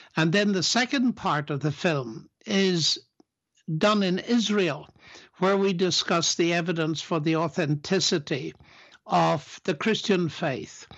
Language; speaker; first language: English; native; English